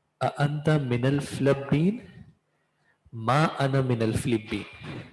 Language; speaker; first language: Arabic; non-native, fluent; Urdu